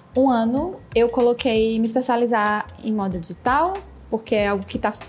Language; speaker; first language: Portuguese; native; Portuguese